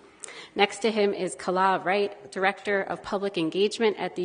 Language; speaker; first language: English; native; English